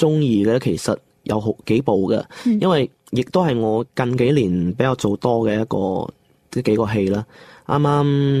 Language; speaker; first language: Cantonese; non-native, local second language; Chinese